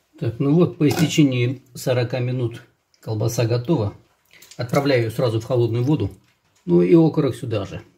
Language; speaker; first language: Russian; native; Russian